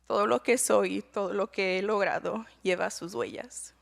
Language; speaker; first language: Spanish; early bilingual, heritage; Spanish